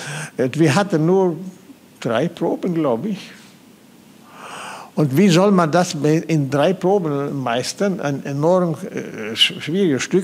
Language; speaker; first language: German; non-native, fluent; Swedish